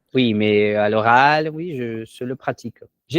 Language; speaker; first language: French; non-native, learner; Portuguese